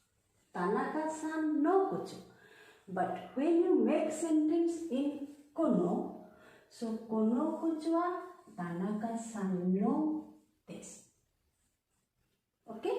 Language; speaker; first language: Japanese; non-native, fluent; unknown